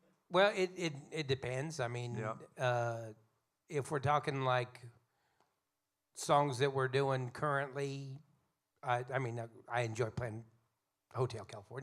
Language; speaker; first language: English; native; English